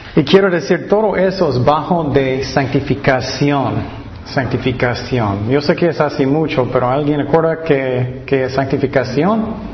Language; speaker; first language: Spanish; non-native, fluent; English